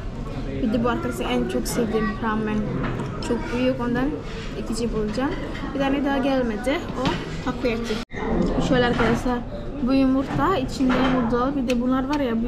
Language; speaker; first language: Turkish; non-native, learner; Indonesian